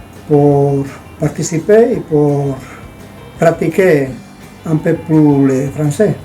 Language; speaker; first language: French; non-native, learner; Basque